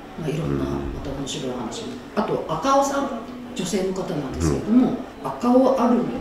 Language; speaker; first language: Japanese; native; Japanese